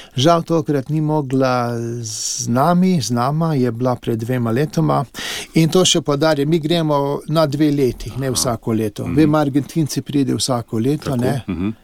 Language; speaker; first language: Slovenian; early bilingual, heritage; English